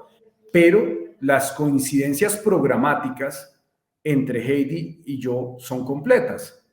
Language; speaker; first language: Spanish; native; Spanish